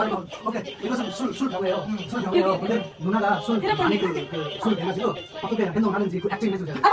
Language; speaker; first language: Korean; non-native, fluent; Nepali